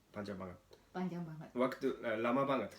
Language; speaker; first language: Indonesian; non-native, learner; Japanese